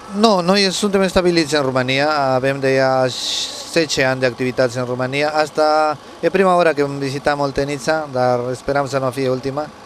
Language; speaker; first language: Romanian; non-native, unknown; Spanish